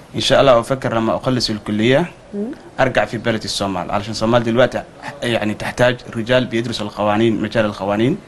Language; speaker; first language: Arabic; non-native, fluent; Somali